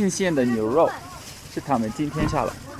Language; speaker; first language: Chinese; non-native, learner; English